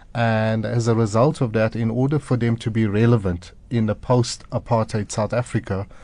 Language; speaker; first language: English; native; English